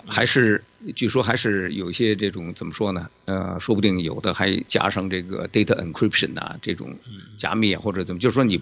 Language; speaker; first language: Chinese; native; Chinese